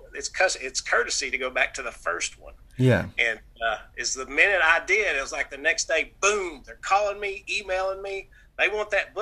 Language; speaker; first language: English; native; English